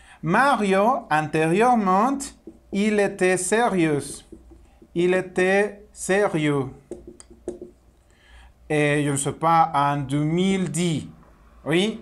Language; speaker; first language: French; non-native, learner; Spanish